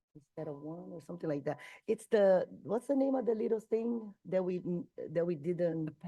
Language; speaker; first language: English; non-native, fluent; Portuguese